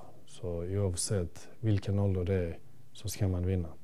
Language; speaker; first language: Swedish; early bilingual, other home language; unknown